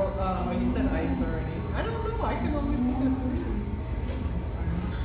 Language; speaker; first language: English; native; English